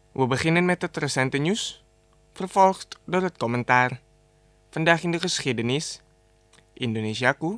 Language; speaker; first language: Dutch; non-native, fluent; Indonesian